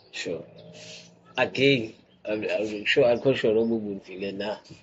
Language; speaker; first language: English; non-native, local second language; Xhosa